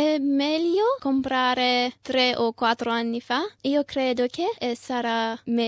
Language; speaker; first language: Italian; non-native, learner; Persian